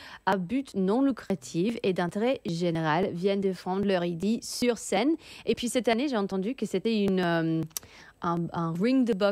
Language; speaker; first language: French; native; French